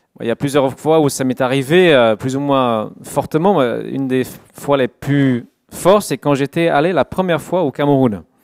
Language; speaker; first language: French; non-native, fluent; English